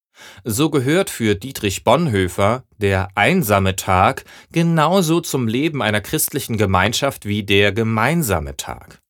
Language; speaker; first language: German; native; German